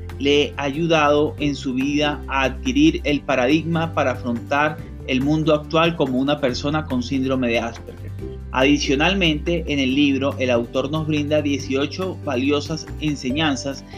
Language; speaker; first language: Spanish; native; Spanish